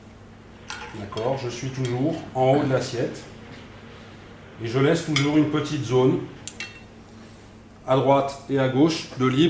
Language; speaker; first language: French; native; French